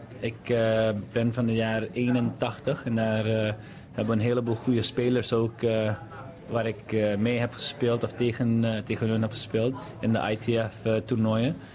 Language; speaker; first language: Dutch; non-native, local second language; Papiamento